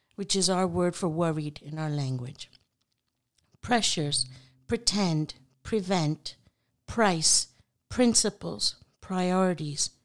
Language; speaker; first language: English; non-native, local second language; Urdu